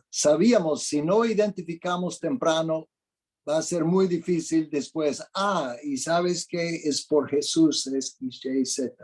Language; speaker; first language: Spanish; non-native, fluent; English